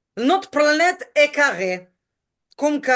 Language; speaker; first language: French; non-native, learner; Ukrainian